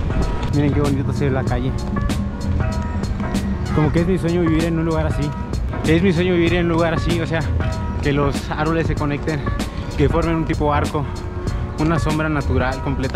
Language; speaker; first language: Spanish; native; Spanish